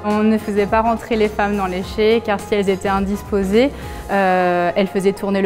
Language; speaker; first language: French; native; French